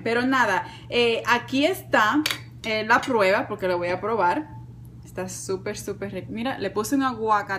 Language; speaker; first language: Spanish; native; Spanish